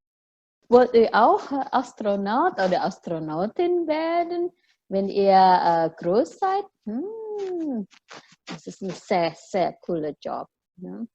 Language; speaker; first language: German; non-native, fluent; Indonesian